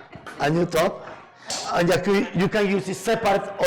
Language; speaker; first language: English; non-native, learner; Spanish